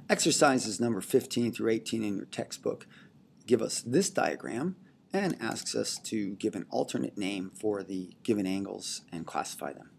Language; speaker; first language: English; native; English